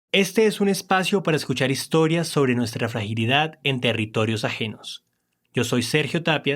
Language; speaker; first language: Spanish; native; Spanish